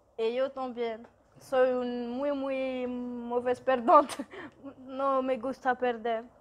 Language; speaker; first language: Spanish; non-native, learner; Arabic